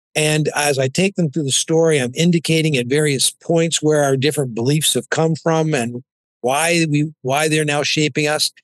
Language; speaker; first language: English; native; English